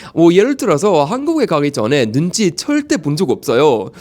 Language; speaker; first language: Korean; non-native, fluent; English